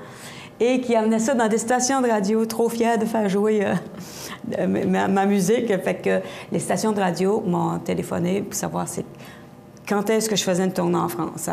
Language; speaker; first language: French; native; French